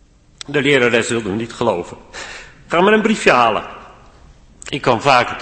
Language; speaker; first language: Dutch; native; Dutch